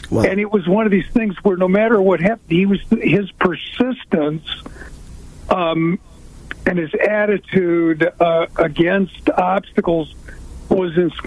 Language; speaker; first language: English; native; English